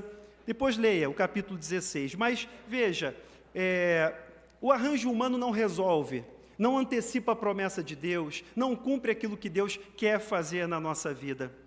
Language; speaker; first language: Portuguese; native; Portuguese